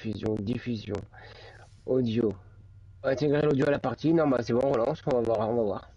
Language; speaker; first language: French; native; French